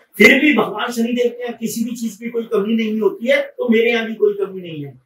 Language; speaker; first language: Hindi; native; Hindi